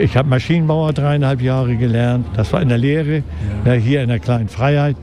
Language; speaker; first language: German; native; German